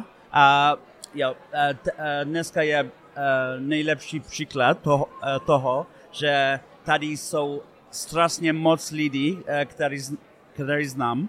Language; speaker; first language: Czech; non-native, fluent; English